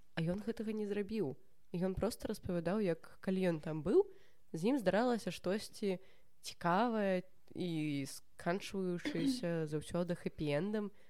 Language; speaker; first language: Belarusian; non-native, local second language; Russian